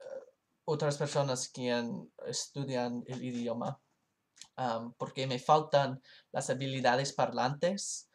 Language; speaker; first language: Spanish; non-native, learner; English